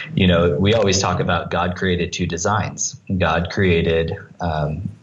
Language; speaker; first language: English; native; English